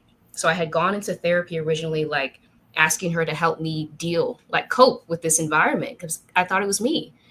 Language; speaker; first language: English; native; English